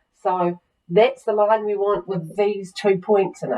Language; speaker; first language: English; native; English